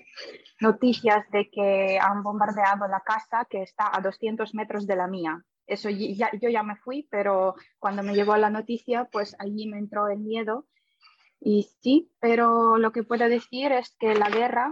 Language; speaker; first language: Spanish; non-native, fluent; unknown